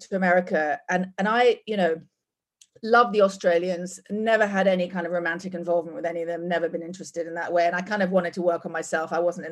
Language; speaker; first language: English; native; English